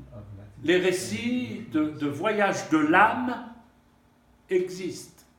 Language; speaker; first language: French; native; French